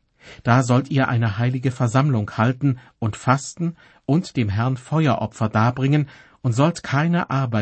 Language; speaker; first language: German; native; German